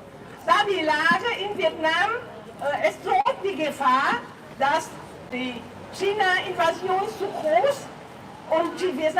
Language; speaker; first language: German; non-native, learner; Vietnamese